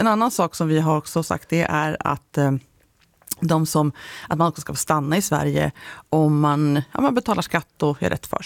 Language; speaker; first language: Swedish; native; Swedish